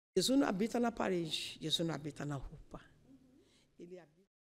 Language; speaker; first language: Portuguese; non-native, learner; Yoruba